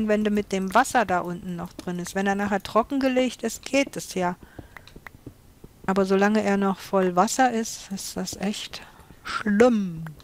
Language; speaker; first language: German; native; German